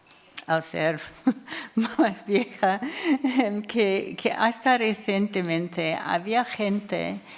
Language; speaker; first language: Spanish; non-native, fluent; English